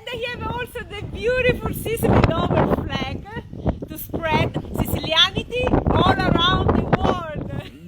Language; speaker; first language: English; non-native, fluent; Italian